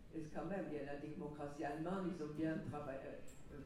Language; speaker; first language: French; non-native, fluent; German